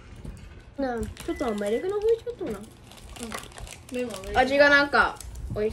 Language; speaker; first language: Japanese; early bilingual, heritage; English